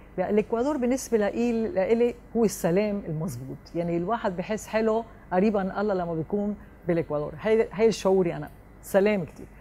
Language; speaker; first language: Arabic; early bilingual, heritage; Arabic